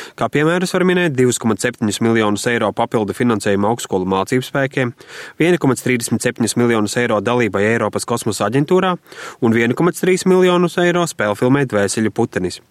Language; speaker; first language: Latvian; native; Latvian